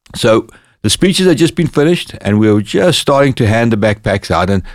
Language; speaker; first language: English; native; English